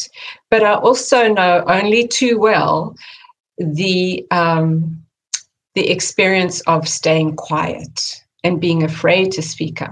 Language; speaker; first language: English; native; English